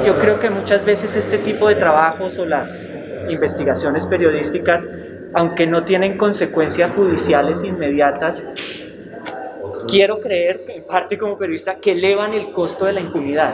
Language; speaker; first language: Spanish; native; Spanish